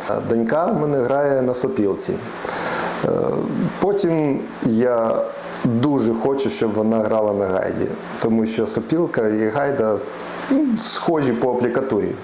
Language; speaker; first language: Ukrainian; non-native, local second language; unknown